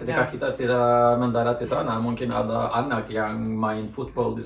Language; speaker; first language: Indonesian; non-native, fluent; Norwegian